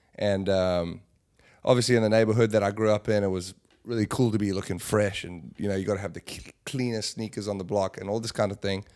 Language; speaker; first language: English; native; English